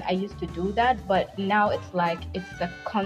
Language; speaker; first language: English; non-native, fluent; Somali